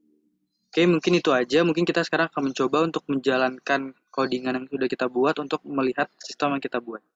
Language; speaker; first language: Indonesian; native; Indonesian